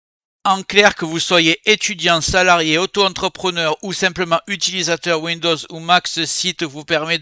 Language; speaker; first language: French; native; French